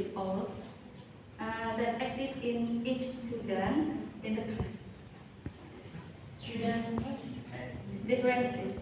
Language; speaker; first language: English; non-native, learner; Indonesian